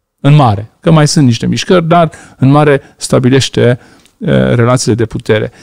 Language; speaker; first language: Romanian; non-native, local second language; Hungarian